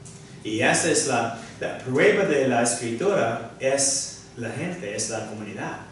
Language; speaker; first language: Spanish; non-native, fluent; English